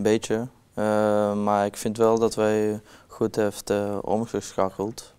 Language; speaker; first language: Dutch; non-native, learner; Norwegian